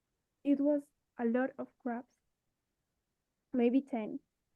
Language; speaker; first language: English; non-native, learner; Spanish